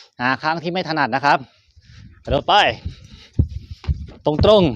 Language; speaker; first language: Thai; native; Thai